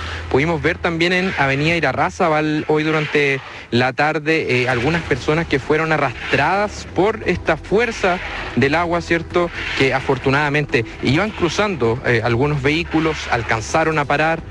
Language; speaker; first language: Spanish; native; Spanish